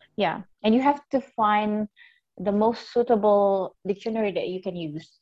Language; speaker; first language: English; non-native, fluent; Indonesian